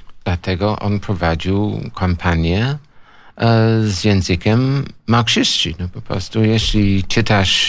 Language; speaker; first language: Polish; non-native, fluent; English